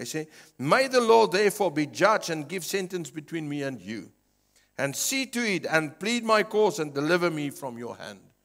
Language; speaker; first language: English; non-native, local second language; Afrikaans